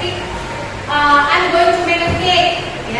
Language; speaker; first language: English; non-native, fluent; Indonesian